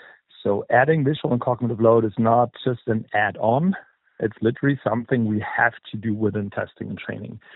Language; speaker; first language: English; non-native, fluent; German